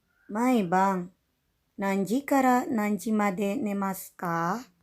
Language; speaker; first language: Japanese; non-native, fluent; Indonesian